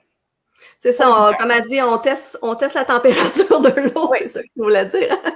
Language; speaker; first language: French; native; French